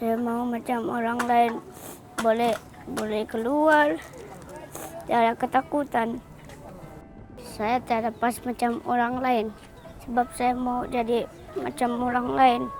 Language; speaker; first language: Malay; non-native, local second language; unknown